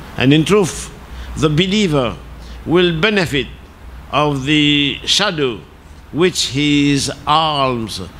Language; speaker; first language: English; non-native, local second language; Morisyen